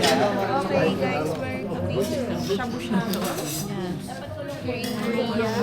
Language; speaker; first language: English; non-native, fluent; Filipino